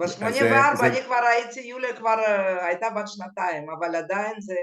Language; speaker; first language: Hebrew; non-native, fluent; Russian